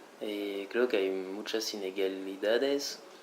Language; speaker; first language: Spanish; non-native, fluent; French